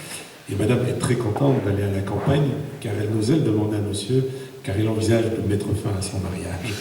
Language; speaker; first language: French; native; French